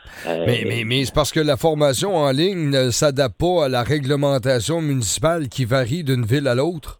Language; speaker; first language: French; native; French